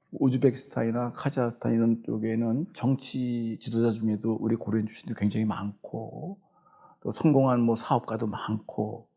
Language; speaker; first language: Korean; native; Korean